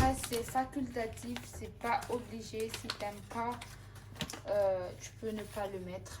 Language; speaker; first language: French; non-native, local second language; Malagasy